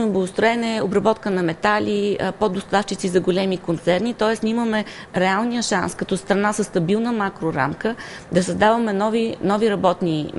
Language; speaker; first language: Bulgarian; native; Bulgarian